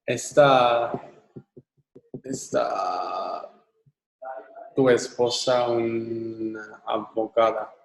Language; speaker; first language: Spanish; non-native, learner; English